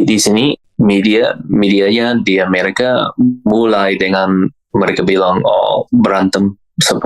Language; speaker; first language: Indonesian; non-native, learner; English